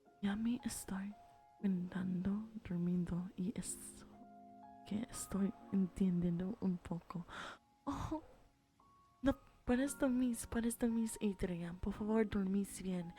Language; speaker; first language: Spanish; early bilingual, heritage; English